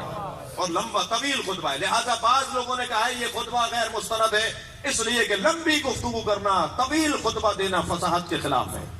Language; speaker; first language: Urdu; native; Urdu